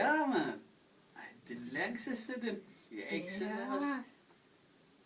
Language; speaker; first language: Danish; non-native, learner; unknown